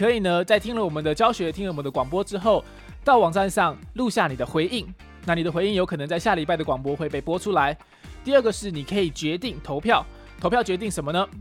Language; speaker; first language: Chinese; early bilingual, heritage; Chinese